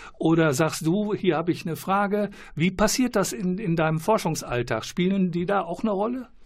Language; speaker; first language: German; native; German